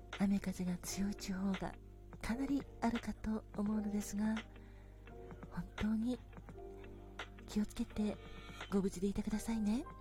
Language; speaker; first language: Japanese; native; Japanese